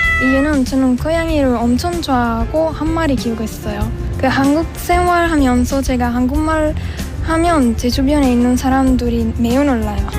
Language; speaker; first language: Korean; non-native, learner; Italian